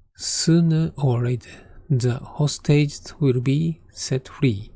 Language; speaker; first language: English; non-native, learner; Japanese